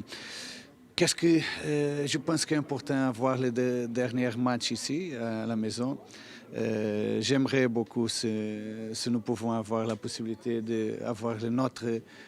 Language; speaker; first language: French; non-native, fluent; Portuguese